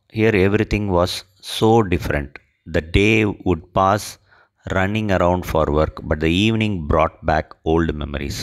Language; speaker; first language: English; non-native, local second language; Tamil